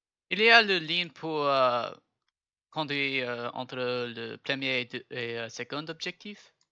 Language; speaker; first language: French; non-native, learner; English